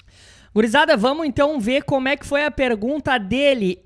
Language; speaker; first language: Portuguese; native; Portuguese